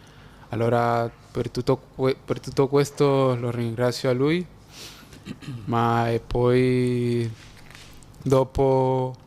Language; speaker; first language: Italian; non-native, fluent; Spanish